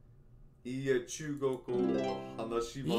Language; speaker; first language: Japanese; non-native, learner; English